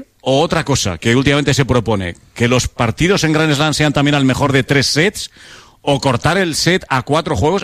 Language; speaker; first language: Spanish; native; Spanish